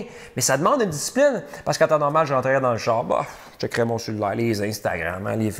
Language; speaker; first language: French; native; French